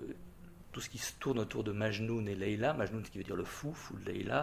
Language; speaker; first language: French; native; French